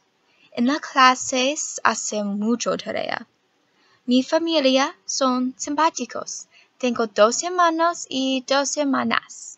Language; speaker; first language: Spanish; non-native, learner; English